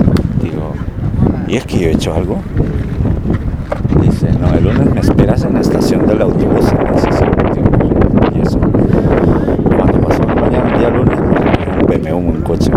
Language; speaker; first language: Spanish; native; Spanish